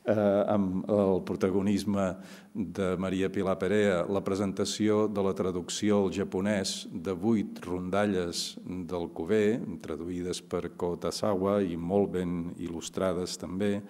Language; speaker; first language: Catalan; native; Catalan